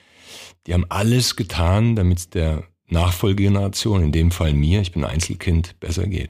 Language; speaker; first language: German; early bilingual, other home language; Croatian